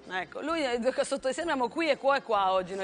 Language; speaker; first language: Italian; native; Italian